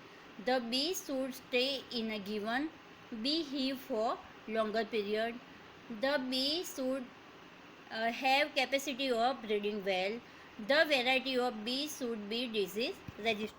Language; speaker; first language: English; non-native, local second language; Hindi